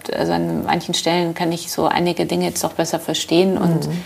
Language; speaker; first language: German; early bilingual, other home language; Polish